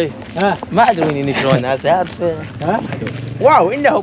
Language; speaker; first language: Arabic; native; Arabic